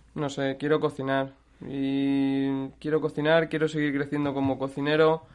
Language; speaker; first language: Spanish; native; Spanish